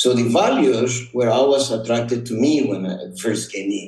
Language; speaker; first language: English; non-native, fluent; Spanish